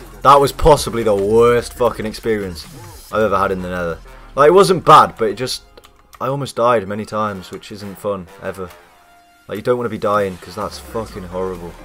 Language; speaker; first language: English; native; English